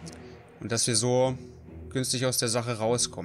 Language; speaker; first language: German; native; German